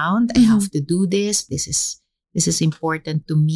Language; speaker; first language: English; non-native, local second language; Filipino